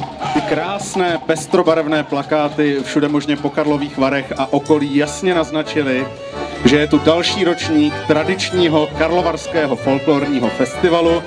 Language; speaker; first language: Czech; native; Czech